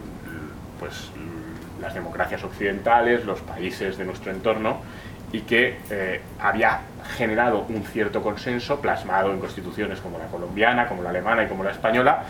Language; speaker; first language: Spanish; native; Spanish